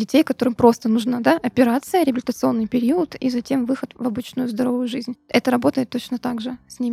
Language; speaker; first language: Russian; native; Russian